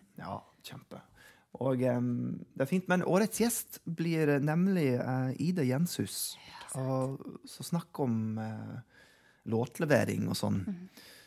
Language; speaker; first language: Norwegian; non-native, fluent; English